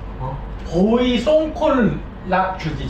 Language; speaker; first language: Thai; non-native, learner; Korean